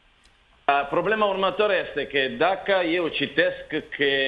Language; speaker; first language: Romanian; non-native, learner; Italian